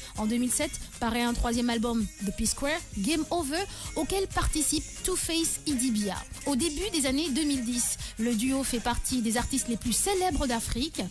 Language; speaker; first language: French; non-native, local second language; Wolof